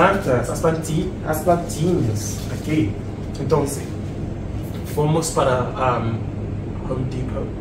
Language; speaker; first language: Portuguese; non-native, learner; English